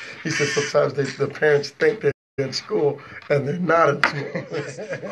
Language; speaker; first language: English; early bilingual, other home language; Haitian Creole